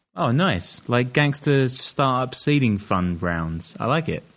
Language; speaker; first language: English; native; English